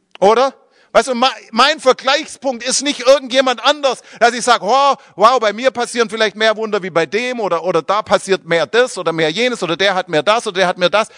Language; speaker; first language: German; native; German